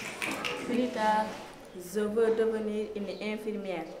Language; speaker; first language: French; non-native, local second language; Fula